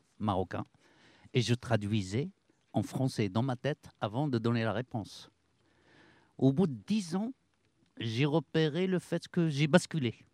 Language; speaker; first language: French; non-native, local second language; Arabic